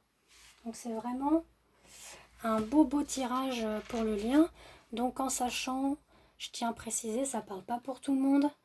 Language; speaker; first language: French; native; French